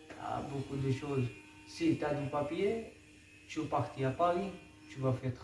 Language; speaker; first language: French; non-native, learner; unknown